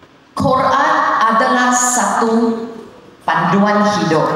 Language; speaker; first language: Indonesian; non-native, local second language; Chinese